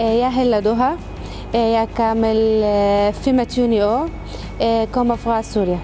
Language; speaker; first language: Danish; non-native, learner; Arabic